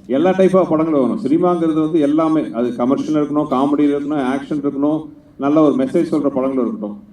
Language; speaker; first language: Tamil; native; Tamil